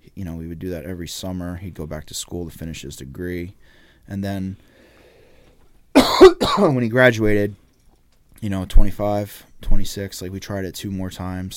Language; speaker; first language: English; native; English